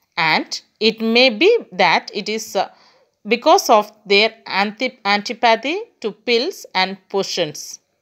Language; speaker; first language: English; non-native, local second language; Tamil